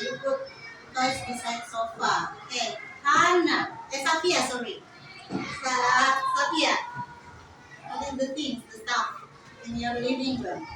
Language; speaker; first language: English; non-native, learner; Indonesian